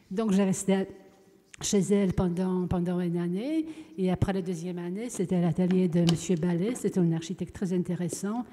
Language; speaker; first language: French; non-native, fluent; Polish